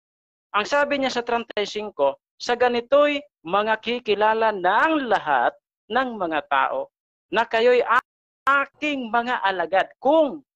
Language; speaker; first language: Filipino; native; Filipino